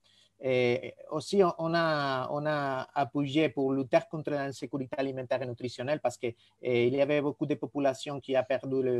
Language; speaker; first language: French; non-native, fluent; Spanish